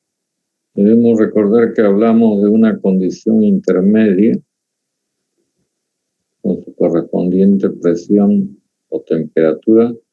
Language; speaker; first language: Spanish; native; Spanish